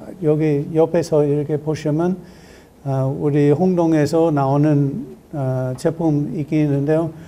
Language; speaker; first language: Korean; non-native, learner; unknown